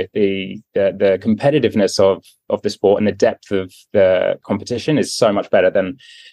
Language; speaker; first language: English; native; English